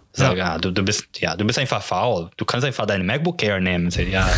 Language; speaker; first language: German; non-native, learner; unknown